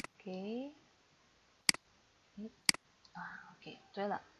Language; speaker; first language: Chinese; non-native, fluent; Indonesian